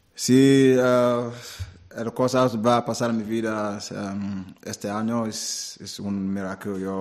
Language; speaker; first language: Spanish; non-native, learner; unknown